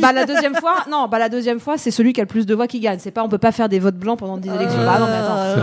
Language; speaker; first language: French; native; French